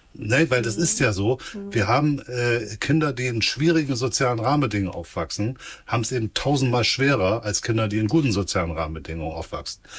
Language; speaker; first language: German; native; German